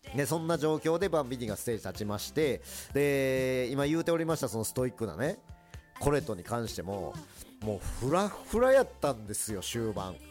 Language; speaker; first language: Japanese; early bilingual, other home language; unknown